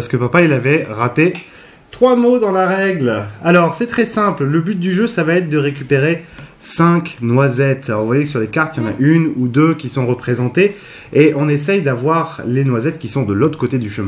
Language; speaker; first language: French; native; French